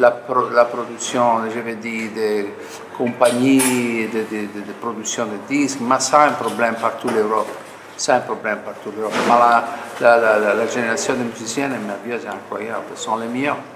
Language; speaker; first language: French; non-native, fluent; Italian